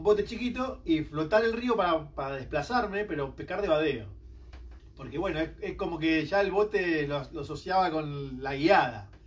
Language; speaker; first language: Spanish; native; Spanish